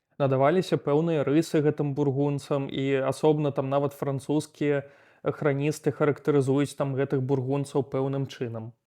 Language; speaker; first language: Belarusian; native; Belarusian